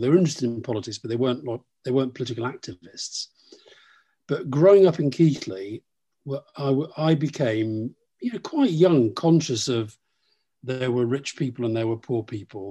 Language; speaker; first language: English; native; English